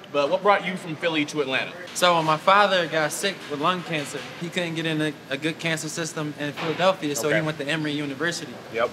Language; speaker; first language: English; native; English